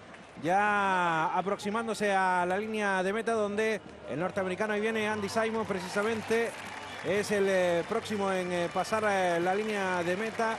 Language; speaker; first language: Spanish; native; Spanish